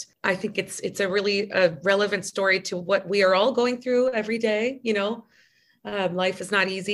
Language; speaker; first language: English; native; English